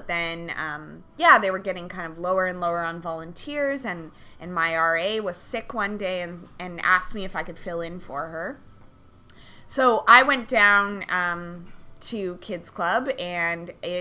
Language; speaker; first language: English; native; English